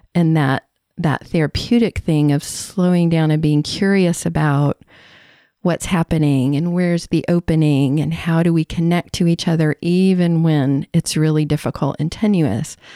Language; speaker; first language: English; native; English